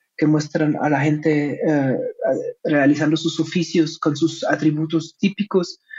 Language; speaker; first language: Spanish; non-native, fluent; German